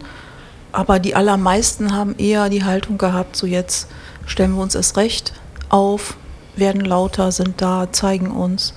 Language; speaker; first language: German; native; German